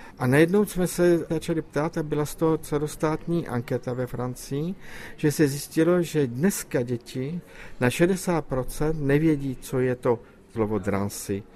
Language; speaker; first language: Czech; native; Czech